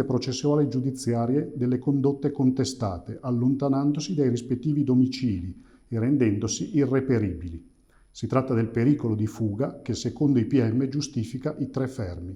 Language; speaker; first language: Italian; native; Italian